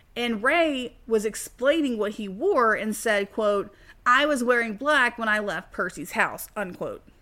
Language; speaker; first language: English; native; English